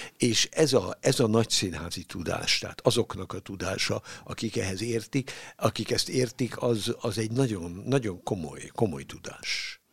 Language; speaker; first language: Hungarian; native; Hungarian